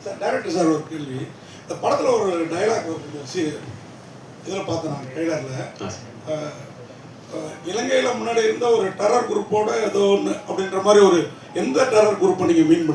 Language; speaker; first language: Tamil; native; Tamil